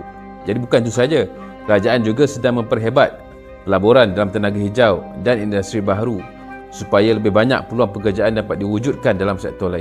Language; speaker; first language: Malay; native; Malay